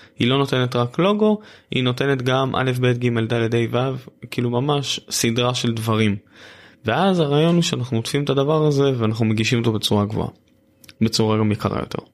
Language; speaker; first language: Hebrew; native; Hebrew